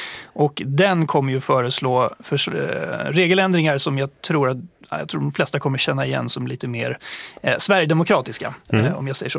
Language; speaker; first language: Swedish; native; Swedish